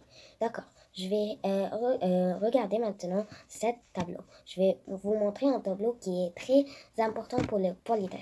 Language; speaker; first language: French; non-native, learner; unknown